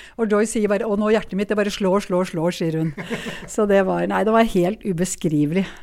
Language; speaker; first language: Norwegian; native; Norwegian